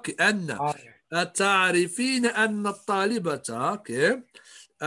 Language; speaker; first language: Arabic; non-native, fluent; English